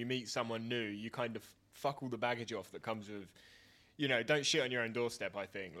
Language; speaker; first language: English; native; English